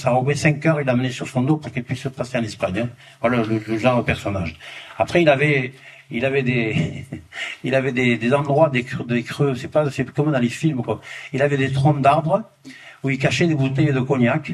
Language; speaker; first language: French; native; French